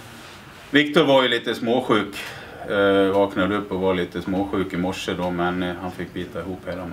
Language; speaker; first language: Swedish; native; Swedish